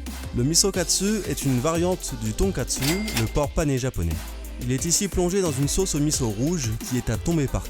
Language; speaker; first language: French; native; French